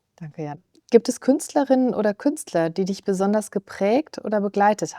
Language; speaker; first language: German; native; German